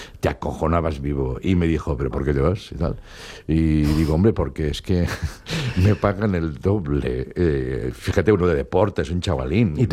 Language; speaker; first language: Spanish; non-native, local second language; Catalan